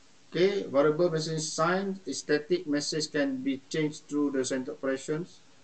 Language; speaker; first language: English; non-native, local second language; Malay